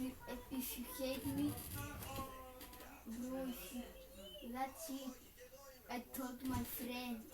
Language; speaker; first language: English; non-native, learner; Greek